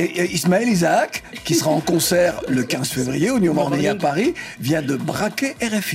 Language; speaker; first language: French; native; French